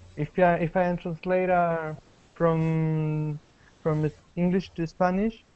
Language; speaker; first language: English; non-native, learner; Spanish